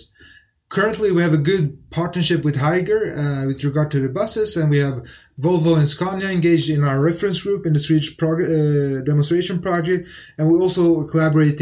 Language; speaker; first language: English; non-native, fluent; Swedish